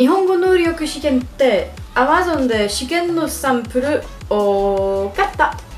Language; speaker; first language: Japanese; non-native, learner; French